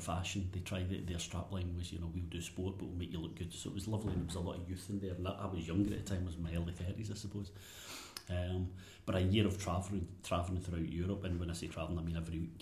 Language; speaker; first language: English; native; English